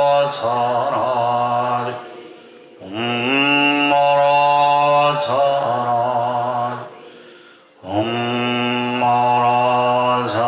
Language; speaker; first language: Korean; native; Korean